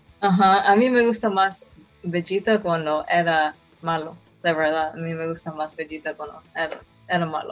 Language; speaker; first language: Spanish; early bilingual, heritage; Spanish